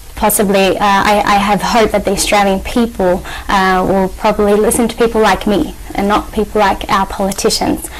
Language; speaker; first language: English; native; English